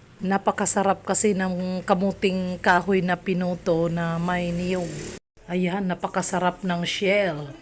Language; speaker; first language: Filipino; non-native, local second language; Cebuano